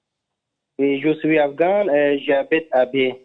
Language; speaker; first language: French; non-native, learner; Persian